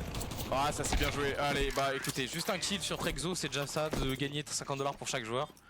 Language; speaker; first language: French; native; French